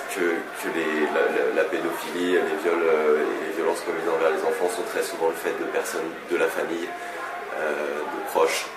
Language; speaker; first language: French; native; French